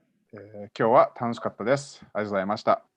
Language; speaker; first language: Japanese; non-native, fluent; English